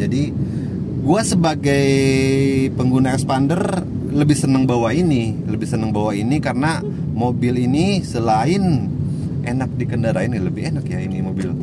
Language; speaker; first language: Indonesian; native; Indonesian